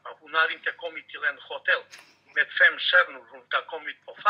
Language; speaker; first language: Swedish; non-native, fluent; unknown